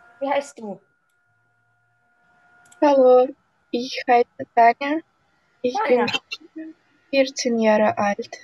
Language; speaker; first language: German; non-native, learner; Russian